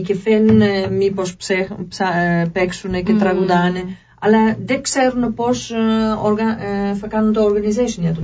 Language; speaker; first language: Greek; non-native, learner; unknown